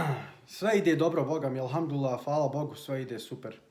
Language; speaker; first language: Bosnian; early bilingual, heritage; Bosnian